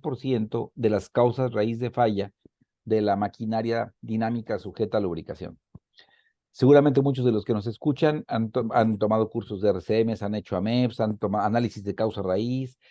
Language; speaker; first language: Spanish; native; Spanish